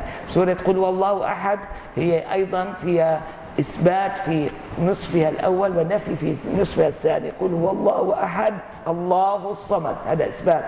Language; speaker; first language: Arabic; native; Arabic